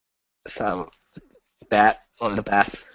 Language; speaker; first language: English; non-native, learner; Japanese